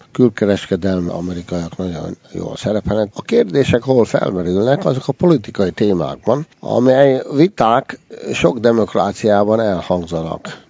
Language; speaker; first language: Hungarian; early bilingual, heritage; Hungarian